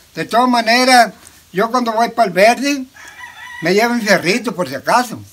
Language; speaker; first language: Spanish; native; Spanish